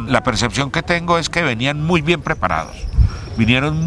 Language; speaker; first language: Spanish; native; Spanish